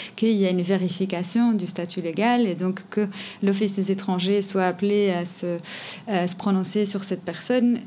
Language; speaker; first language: French; non-native, fluent; Portuguese